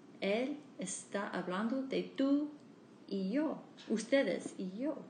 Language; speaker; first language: Spanish; non-native, learner; English